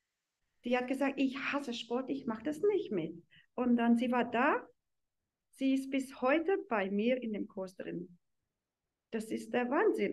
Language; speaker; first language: German; non-native, fluent; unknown